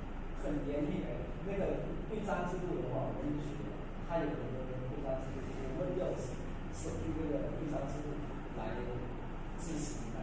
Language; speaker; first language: Chinese; non-native, fluent; Lao